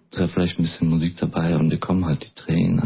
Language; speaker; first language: German; native; German